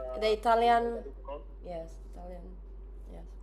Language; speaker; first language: English; non-native, fluent; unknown